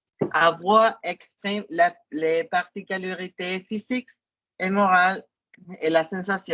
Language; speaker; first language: French; non-native, fluent; Spanish